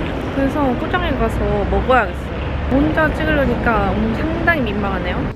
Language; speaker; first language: Korean; native; Korean